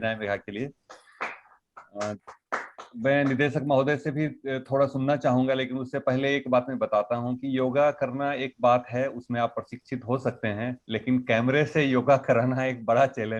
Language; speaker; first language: Hindi; native; Hindi